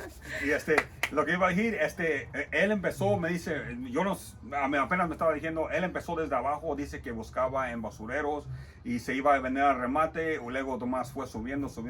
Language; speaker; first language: Spanish; early bilingual, heritage; Spanish